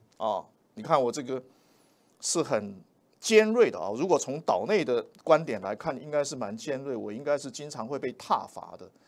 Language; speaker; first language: Chinese; native; Chinese